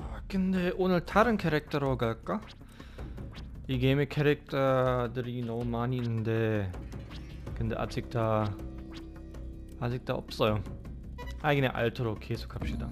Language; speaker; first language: Korean; non-native, learner; German